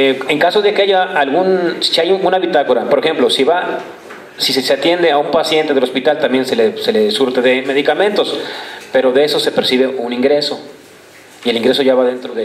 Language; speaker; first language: Spanish; native; Spanish